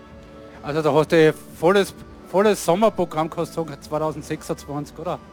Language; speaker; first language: German; native; German